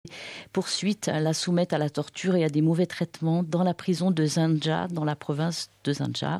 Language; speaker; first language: French; native; French